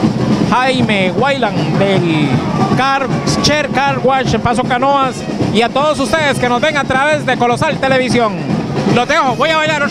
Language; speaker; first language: Spanish; native; Spanish